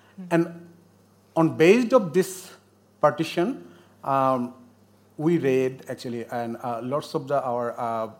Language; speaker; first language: English; non-native, local second language; Bangla